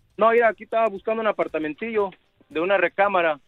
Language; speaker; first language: Spanish; early bilingual, heritage; Spanish